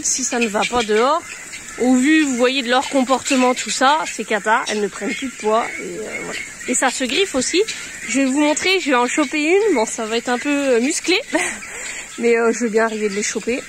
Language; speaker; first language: French; native; French